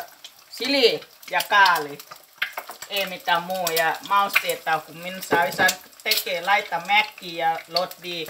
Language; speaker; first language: Finnish; non-native, learner; Thai